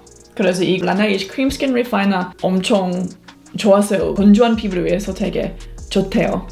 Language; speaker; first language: Korean; non-native, fluent; English